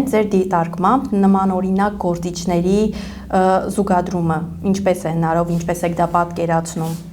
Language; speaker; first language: Armenian; native; Armenian